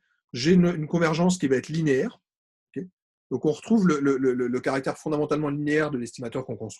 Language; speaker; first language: French; native; French